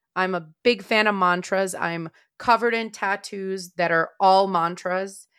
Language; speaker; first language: English; non-native, fluent; Romanian